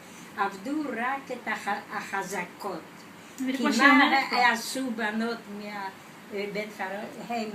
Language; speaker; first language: Hebrew; non-native, fluent; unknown